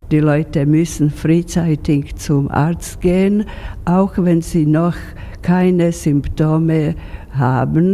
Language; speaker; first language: German; non-native, fluent; Slovak